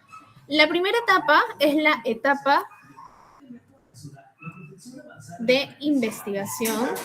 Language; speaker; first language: Spanish; native; Spanish